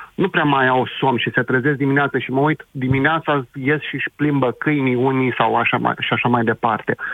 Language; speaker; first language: Romanian; native; Romanian